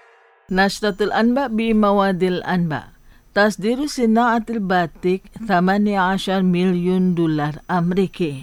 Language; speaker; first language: Arabic; non-native, fluent; Indonesian